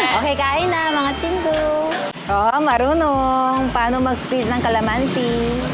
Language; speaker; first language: Filipino; non-native, fluent; Korean